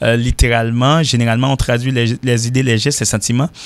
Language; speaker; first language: French; native; French